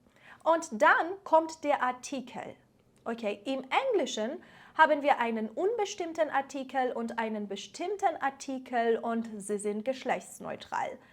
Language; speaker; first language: German; non-native, fluent; Persian